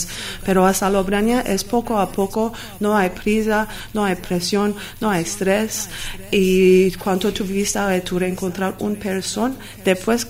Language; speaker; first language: Spanish; non-native, learner; Armenian